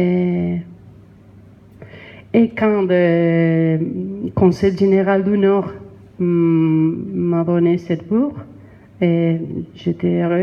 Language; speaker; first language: French; non-native, learner; Spanish